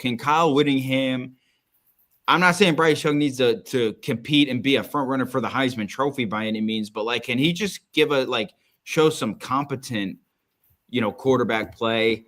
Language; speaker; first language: English; native; English